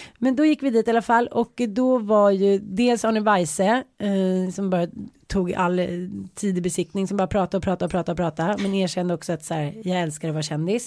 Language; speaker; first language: Swedish; native; Swedish